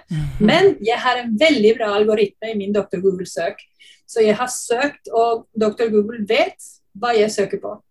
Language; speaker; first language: Norwegian; non-native, fluent; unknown